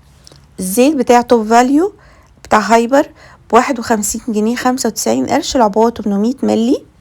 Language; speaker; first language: Arabic; native; Arabic